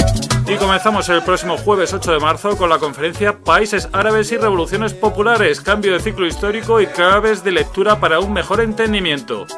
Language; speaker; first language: Spanish; native; Spanish